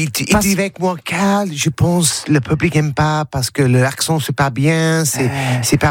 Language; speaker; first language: French; non-native, learner; English